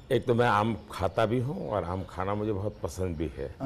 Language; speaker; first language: Hindi; non-native, local second language; Gujarati